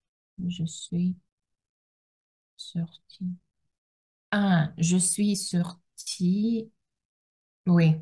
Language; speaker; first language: French; non-native, learner; Russian